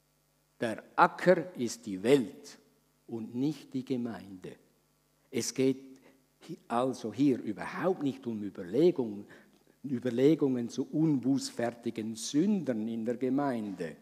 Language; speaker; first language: German; native; German